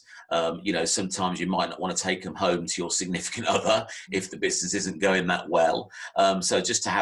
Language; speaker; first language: English; native; English